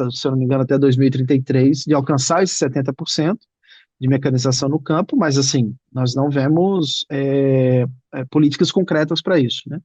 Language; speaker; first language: Portuguese; native; Portuguese